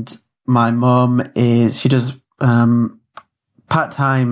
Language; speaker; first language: English; native; English